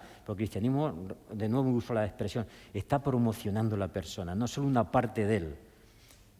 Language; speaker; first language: Spanish; native; Spanish